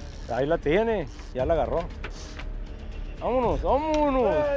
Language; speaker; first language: Spanish; native; Spanish